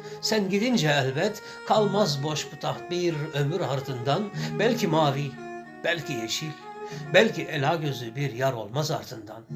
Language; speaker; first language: Turkish; native; Turkish